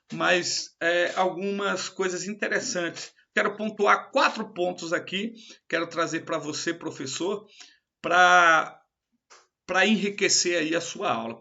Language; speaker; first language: Portuguese; native; Portuguese